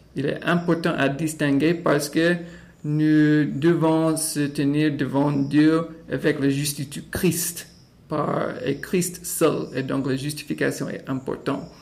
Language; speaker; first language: French; non-native, fluent; English